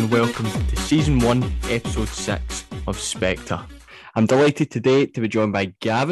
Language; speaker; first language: English; native; English